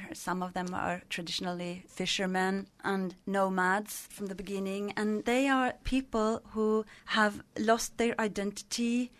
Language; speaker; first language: English; non-native, fluent; Swedish